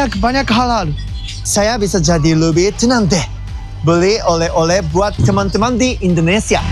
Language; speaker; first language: Indonesian; non-native, fluent; Japanese